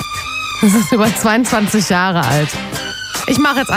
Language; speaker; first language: German; native; German